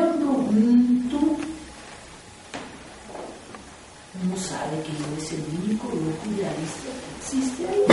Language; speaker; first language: Spanish; non-native, fluent; Portuguese